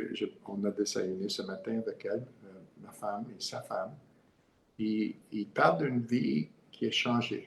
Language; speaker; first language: French; non-native, learner; English